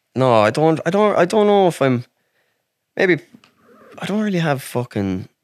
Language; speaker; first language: English; native; English